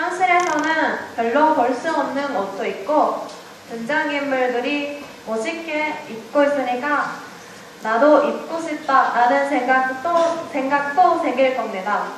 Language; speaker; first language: Korean; non-native, learner; Japanese